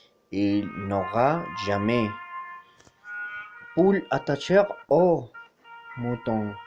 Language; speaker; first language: French; non-native, learner; Spanish